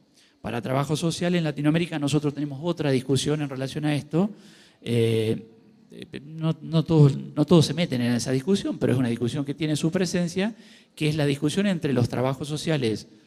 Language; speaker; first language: Spanish; native; Spanish